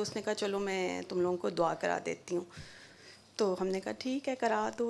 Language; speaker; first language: Urdu; native; Urdu